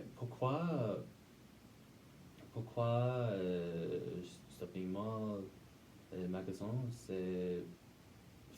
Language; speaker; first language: French; non-native, learner; English